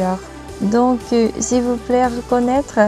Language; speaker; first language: French; non-native, learner; Korean